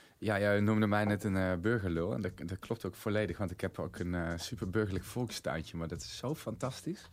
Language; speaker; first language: Dutch; native; Dutch